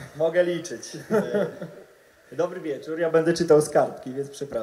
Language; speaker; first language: Polish; native; Polish